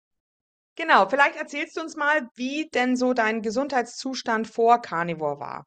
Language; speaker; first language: German; native; German